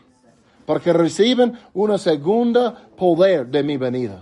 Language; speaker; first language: Spanish; non-native, fluent; English